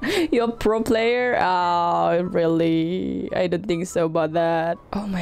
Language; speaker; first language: English; non-native, learner; Indonesian